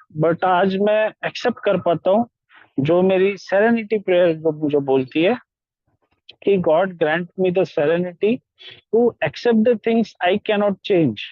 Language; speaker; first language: Hindi; non-native, local second language; Marathi